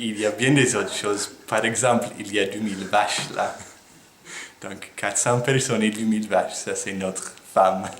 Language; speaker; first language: French; non-native, fluent; English